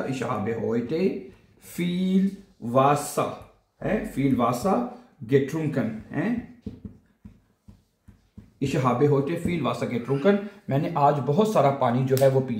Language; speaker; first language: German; non-native, fluent; Urdu